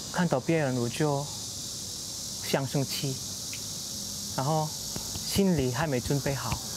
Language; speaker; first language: Chinese; non-native, learner; Indonesian